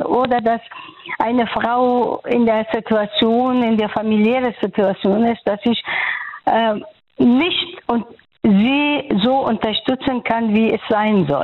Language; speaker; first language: German; non-native, fluent; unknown